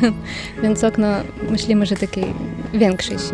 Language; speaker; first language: Polish; non-native, learner; Ukrainian